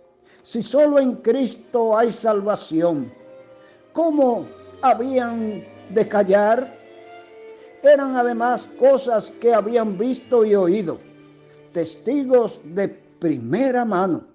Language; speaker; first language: Spanish; native; Spanish